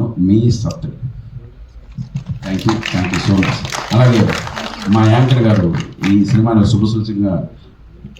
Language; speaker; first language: Telugu; native; Telugu